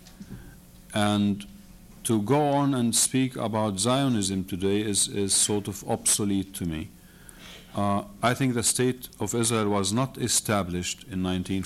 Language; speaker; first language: English; non-native, fluent; Arabic